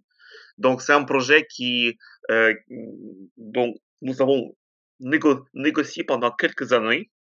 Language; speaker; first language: French; non-native, fluent; Ukrainian